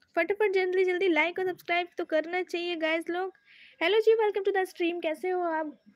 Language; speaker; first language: Hindi; non-native, local second language; Bangla